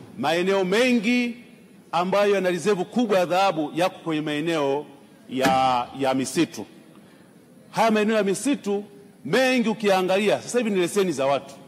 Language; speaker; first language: Swahili; native; Swahili